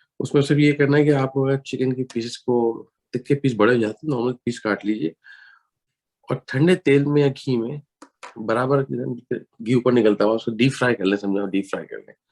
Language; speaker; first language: Urdu; native; Urdu